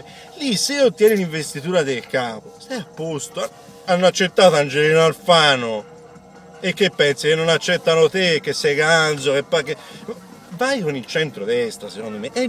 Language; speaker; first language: Italian; native; Italian